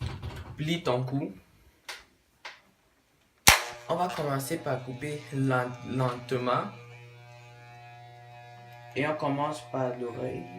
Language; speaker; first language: French; non-native, local second language; English